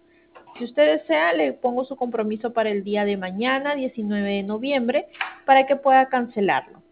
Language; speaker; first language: Spanish; native; Spanish